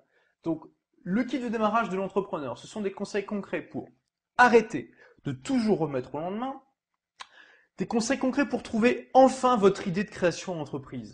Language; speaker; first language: French; native; French